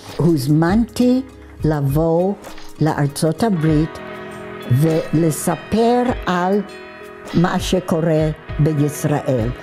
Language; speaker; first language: Hebrew; non-native, fluent; English